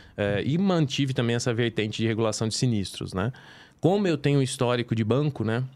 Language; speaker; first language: Portuguese; native; Portuguese